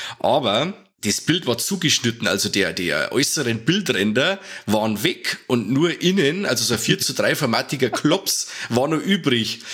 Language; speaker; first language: German; native; German